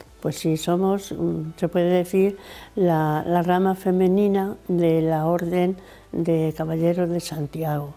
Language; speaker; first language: Spanish; native; Spanish